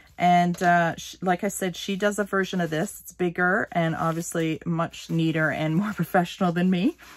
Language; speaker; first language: English; native; English